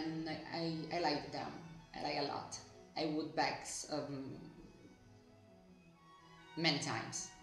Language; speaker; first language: English; non-native, fluent; Portuguese